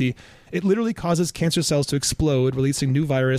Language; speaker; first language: English; native; English